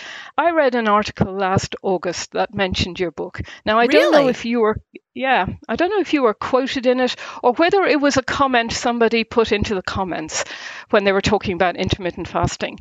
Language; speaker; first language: English; native; English